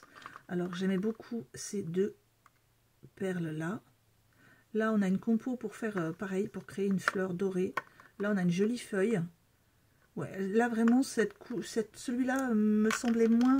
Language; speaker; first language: French; native; French